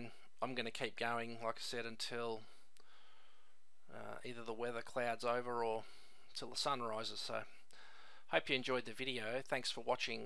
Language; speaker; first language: English; native; English